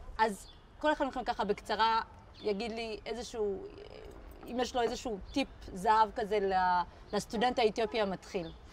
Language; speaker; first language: Hebrew; early bilingual, other home language; Amharic